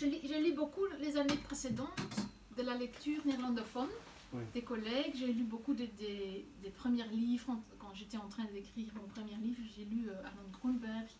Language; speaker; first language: French; non-native, local second language; Dutch